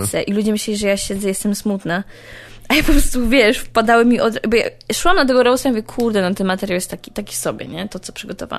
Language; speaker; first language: Polish; native; Polish